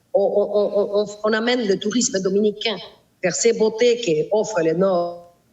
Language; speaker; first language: French; non-native, fluent; Spanish